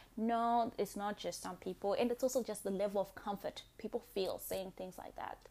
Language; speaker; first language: English; non-native, local second language; Shona